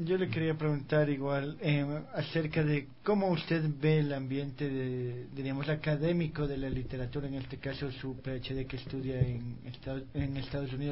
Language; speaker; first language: Spanish; native; Spanish